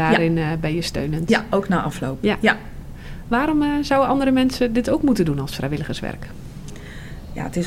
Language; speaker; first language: Dutch; native; Dutch